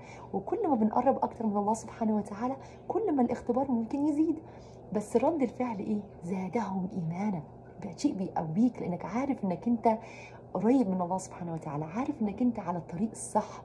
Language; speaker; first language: Arabic; native; Arabic